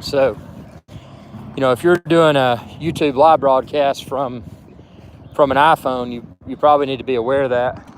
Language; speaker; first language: English; native; English